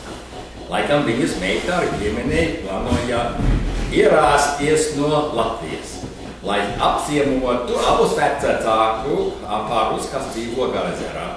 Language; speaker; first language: Latvian; early bilingual, heritage; Latvian